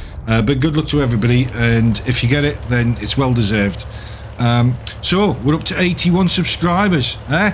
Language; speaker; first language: English; native; English